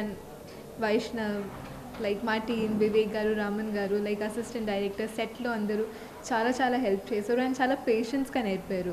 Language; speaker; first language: Telugu; non-native, fluent; Tulu